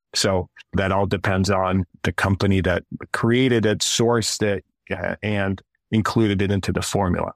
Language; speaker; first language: English; early bilingual, other home language; Russian